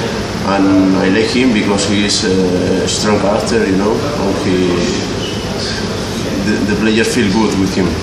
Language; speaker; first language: English; non-native, learner; Spanish